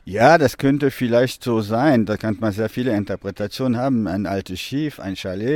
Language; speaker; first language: German; non-native, fluent; French